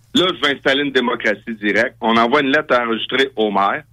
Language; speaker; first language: French; native; French